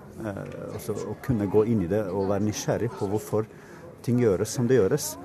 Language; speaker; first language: Norwegian; non-native, fluent; Kurdish